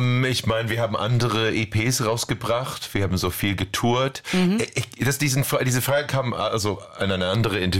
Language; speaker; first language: German; non-native, fluent; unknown